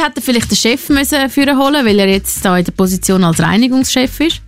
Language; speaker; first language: German; native; German